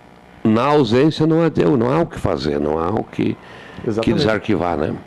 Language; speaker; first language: Portuguese; native; Portuguese